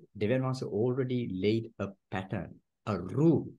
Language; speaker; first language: English; non-native, local second language; Sinhala